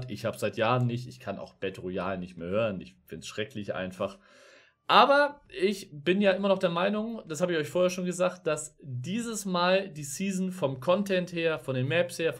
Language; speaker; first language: German; native; German